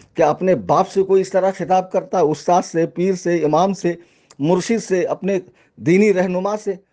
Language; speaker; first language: Urdu; native; Urdu